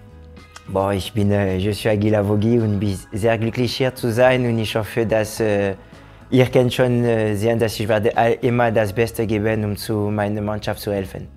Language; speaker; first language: German; non-native, fluent; French